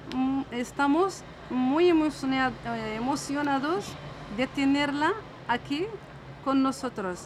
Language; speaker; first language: Spanish; non-native, fluent; Arabic